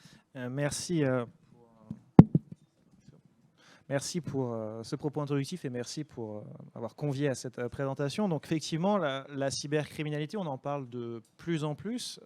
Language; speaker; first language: French; native; French